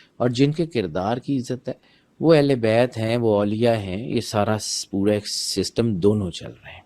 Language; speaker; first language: Urdu; non-native, local second language; Punjabi